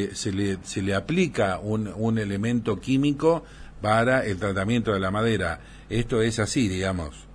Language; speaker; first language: Spanish; native; Spanish